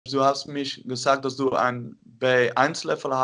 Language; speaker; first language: German; non-native, learner; Dutch